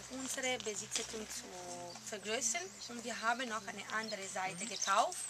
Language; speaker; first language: German; non-native, fluent; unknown